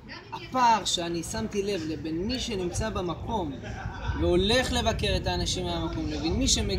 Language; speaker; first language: Hebrew; native; Hebrew